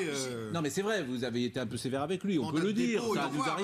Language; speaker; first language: French; native; French